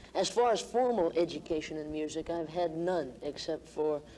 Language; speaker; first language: English; native; English